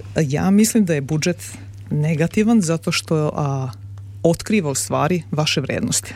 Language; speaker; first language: Serbian; native; Serbian